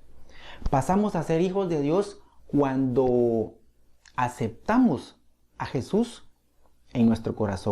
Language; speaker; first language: Spanish; native; Spanish